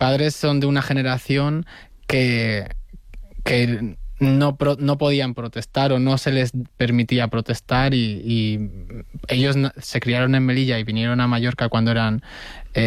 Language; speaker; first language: Spanish; native; Spanish